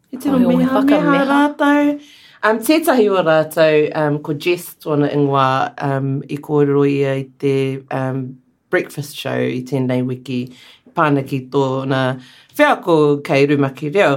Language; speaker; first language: Māori; non-native, local second language; English